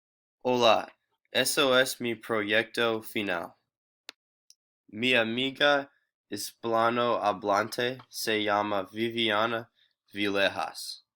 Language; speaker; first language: Spanish; non-native, learner; English